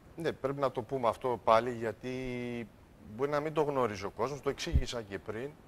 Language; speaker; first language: Greek; early bilingual, heritage; Greek